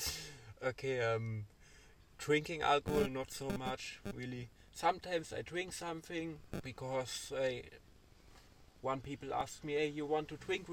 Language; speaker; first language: English; non-native, learner; German